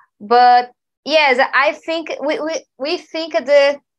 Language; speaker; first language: English; non-native, learner; Portuguese